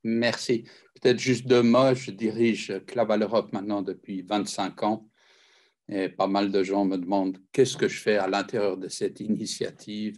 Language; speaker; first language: French; native; French